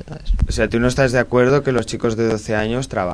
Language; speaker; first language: Spanish; native; Spanish